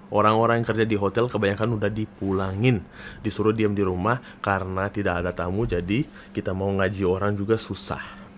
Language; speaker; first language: Indonesian; non-native, fluent; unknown